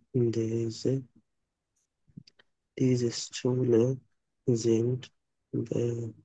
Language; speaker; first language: German; non-native, learner; Bangla